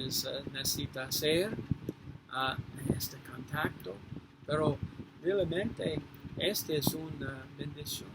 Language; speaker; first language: Spanish; non-native, fluent; English